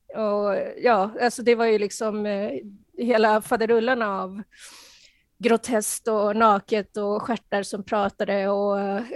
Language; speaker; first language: Swedish; early bilingual, heritage; Spanish